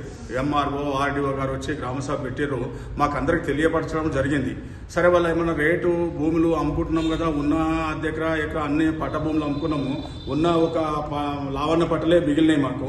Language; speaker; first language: Telugu; native; Telugu